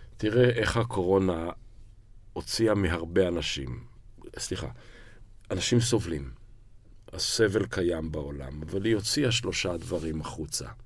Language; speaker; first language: Hebrew; native; Hebrew